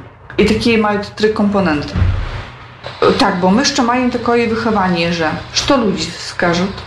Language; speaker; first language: Polish; non-native, local second language; Ukrainian